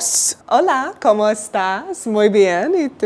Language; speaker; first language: Spanish; non-native, learner; English